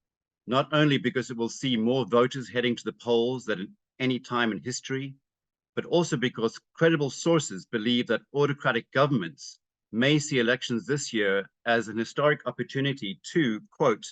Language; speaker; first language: English; native; English